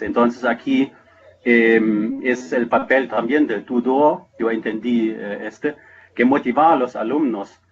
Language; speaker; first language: Spanish; non-native, fluent; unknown